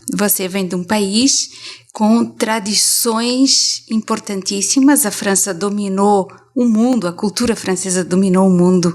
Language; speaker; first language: Portuguese; native; Portuguese